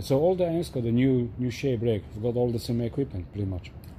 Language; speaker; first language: English; non-native, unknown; Polish